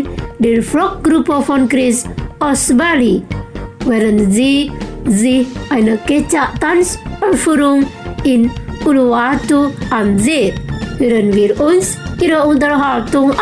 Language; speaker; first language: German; non-native, fluent; Indonesian